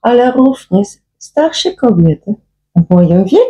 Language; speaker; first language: Polish; non-native, learner; Dutch